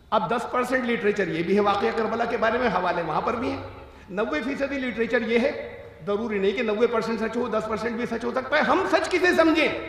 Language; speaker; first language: Urdu; native; Urdu